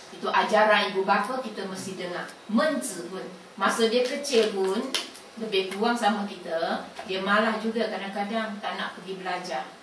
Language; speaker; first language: Malay; non-native, local second language; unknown